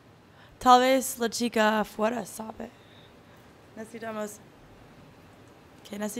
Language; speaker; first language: Spanish; non-native, learner; English